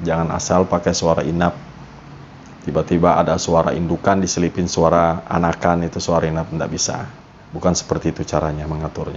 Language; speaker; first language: Indonesian; native; Indonesian